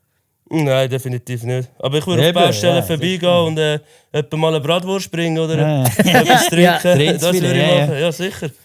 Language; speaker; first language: German; native; German